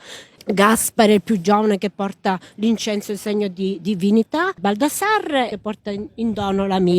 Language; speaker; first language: Italian; native; Italian